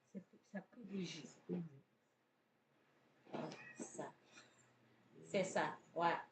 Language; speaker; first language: French; non-native, fluent; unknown